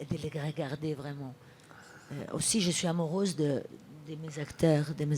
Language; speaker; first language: French; non-native, fluent; Italian